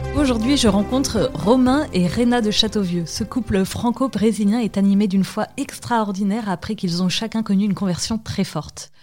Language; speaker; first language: French; native; French